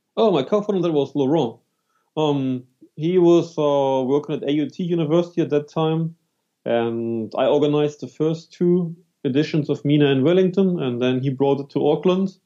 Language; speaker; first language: English; non-native, fluent; German